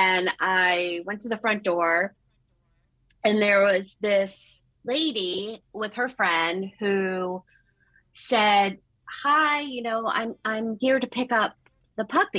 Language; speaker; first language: English; native; English